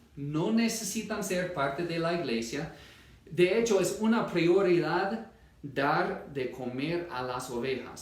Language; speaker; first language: Spanish; non-native, fluent; English